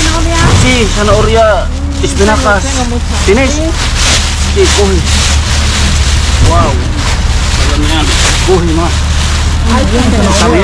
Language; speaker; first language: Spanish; non-native, learner; Filipino